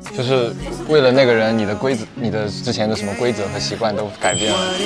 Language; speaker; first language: Chinese; native; Chinese